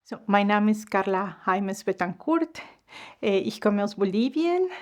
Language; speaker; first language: German; non-native, fluent; Spanish